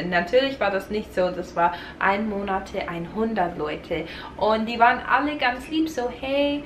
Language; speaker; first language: German; non-native, fluent; English